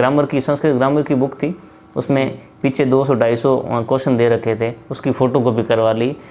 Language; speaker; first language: Hindi; native; Hindi